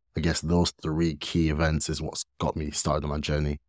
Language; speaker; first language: English; early bilingual, other home language; Yoruba